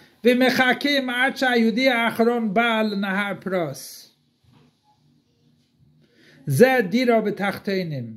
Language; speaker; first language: Hebrew; non-native, fluent; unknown